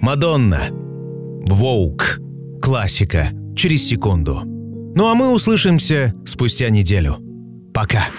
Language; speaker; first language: Russian; native; Russian